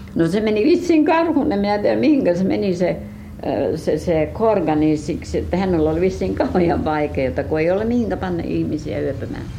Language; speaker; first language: Finnish; early bilingual, heritage; Finnish